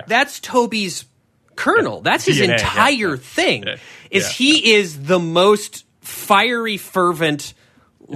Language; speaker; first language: English; native; English